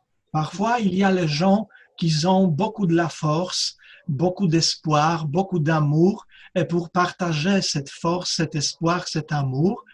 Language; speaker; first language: French; non-native, fluent; Polish